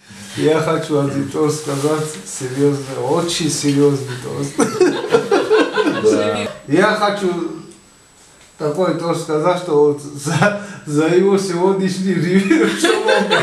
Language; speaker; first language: Russian; non-native, learner; Georgian